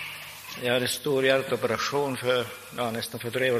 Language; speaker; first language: Swedish; non-native, local second language; Finnish